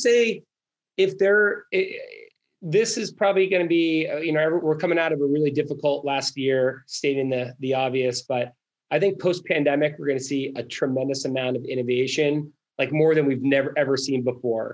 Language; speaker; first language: English; native; English